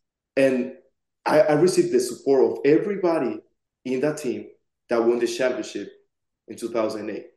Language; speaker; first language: English; non-native, fluent; Spanish